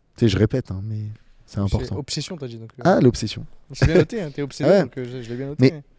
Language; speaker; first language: French; native; French